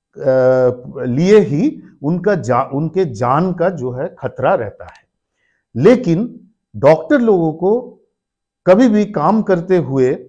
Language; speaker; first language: Hindi; non-native, local second language; Bangla